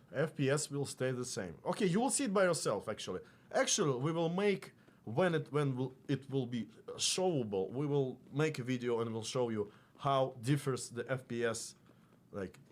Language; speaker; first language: English; non-native, fluent; Russian